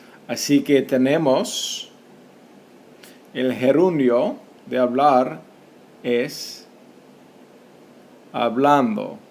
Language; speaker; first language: Spanish; non-native, fluent; English